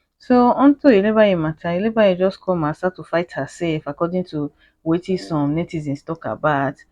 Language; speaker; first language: Nigerian Pidgin; native; Nigerian Pidgin